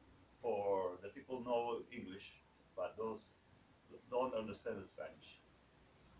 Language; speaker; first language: English; non-native, learner; Spanish